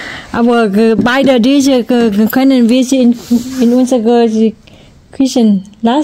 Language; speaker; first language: German; non-native, learner; Vietnamese